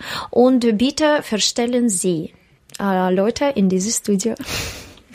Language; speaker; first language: German; non-native, learner; Russian